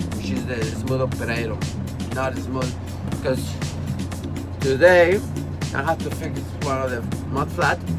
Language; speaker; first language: English; non-native, fluent; Spanish